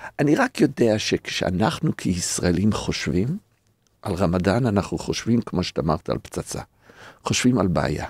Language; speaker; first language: Hebrew; non-native, fluent; English